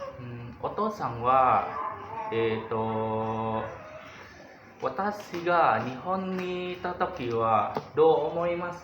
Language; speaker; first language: Japanese; non-native, learner; Indonesian